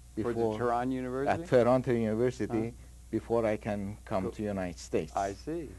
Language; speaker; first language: English; non-native, fluent; Persian